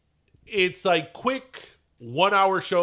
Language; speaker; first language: English; native; English